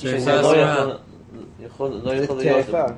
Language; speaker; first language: Hebrew; non-native, learner; English